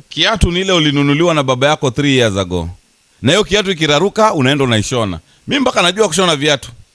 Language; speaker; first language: Swahili; native; Swahili